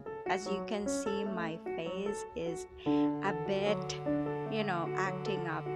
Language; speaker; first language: English; non-native, local second language; Filipino